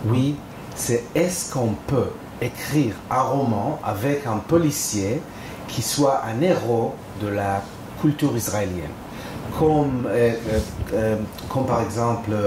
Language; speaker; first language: French; non-native, fluent; Hebrew